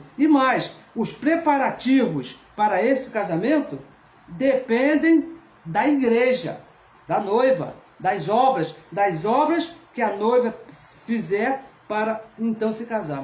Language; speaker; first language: Portuguese; native; Portuguese